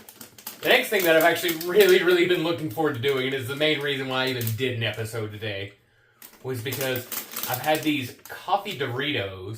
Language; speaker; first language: English; native; English